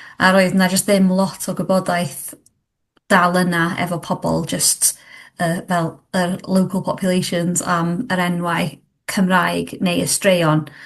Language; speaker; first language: Welsh; non-native, local second language; English